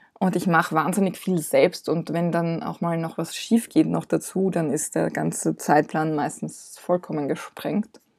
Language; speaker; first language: German; non-native, fluent; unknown